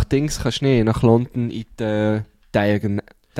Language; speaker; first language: German; native; German